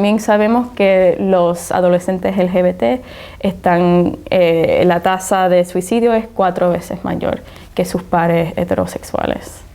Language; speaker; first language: Spanish; early bilingual, heritage; Spanish